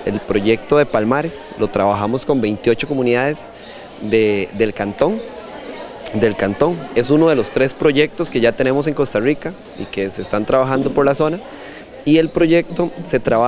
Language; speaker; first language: Spanish; native; Spanish